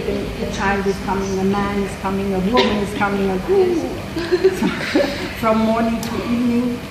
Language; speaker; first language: English; non-native, fluent; French